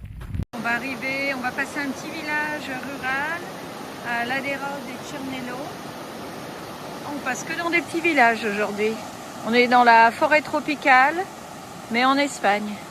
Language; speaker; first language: French; native; French